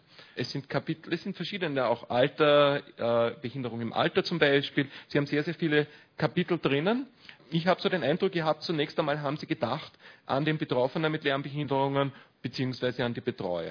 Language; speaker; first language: German; native; German